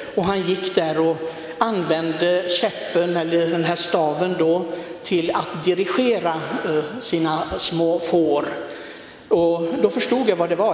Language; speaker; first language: Swedish; non-native, fluent; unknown